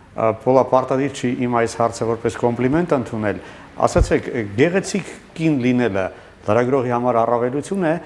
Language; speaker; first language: Armenian; native; Armenian